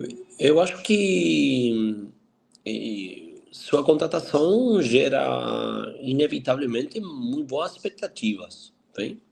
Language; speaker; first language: Portuguese; non-native, fluent; Spanish